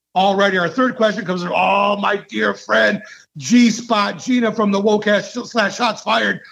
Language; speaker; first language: English; native; English